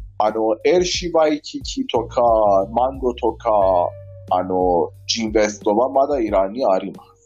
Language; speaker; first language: Japanese; non-native, learner; Persian